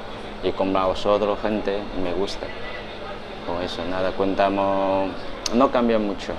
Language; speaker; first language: Spanish; non-native, learner; Chinese